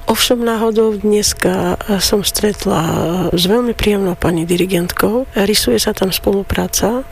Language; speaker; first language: Slovak; non-native, fluent; Armenian